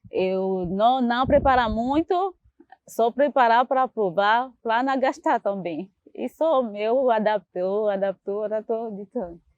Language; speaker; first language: Portuguese; non-native, learner; Haitian Creole